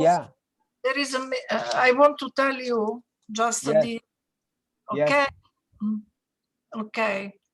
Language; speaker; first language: English; non-native, learner; Italian